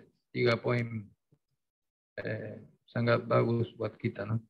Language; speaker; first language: Indonesian; non-native, fluent; Spanish